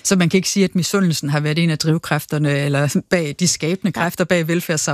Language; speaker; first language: Danish; native; Danish